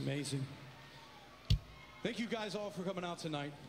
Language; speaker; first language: English; native; English